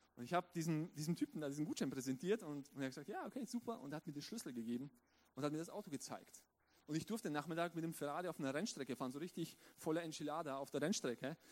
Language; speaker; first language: German; early bilingual, other home language; Romanian